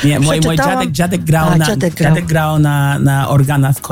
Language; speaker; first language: Polish; early bilingual, heritage; English